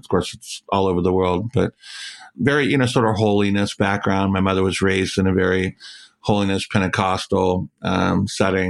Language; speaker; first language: English; native; English